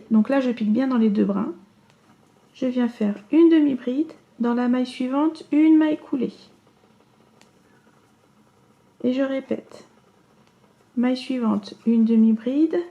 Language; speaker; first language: French; native; French